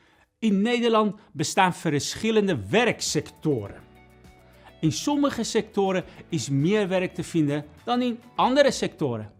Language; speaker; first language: Dutch; non-native, fluent; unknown